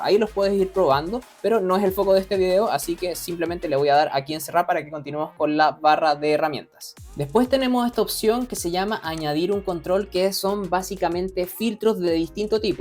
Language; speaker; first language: Spanish; native; Spanish